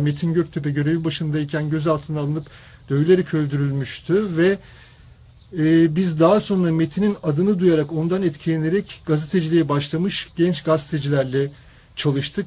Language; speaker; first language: Turkish; native; Turkish